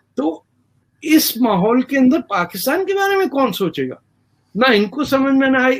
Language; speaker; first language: Urdu; native; Urdu